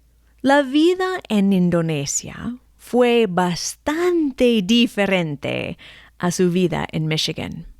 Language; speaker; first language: Spanish; non-native, fluent; English